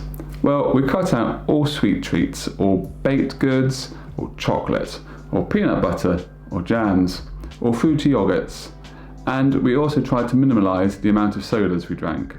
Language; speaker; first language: English; native; English